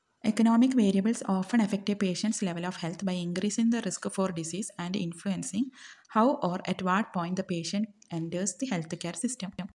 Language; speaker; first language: English; non-native, local second language; Malayalam